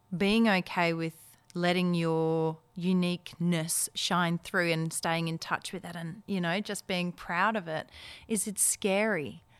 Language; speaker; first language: English; early bilingual, other home language; Dutch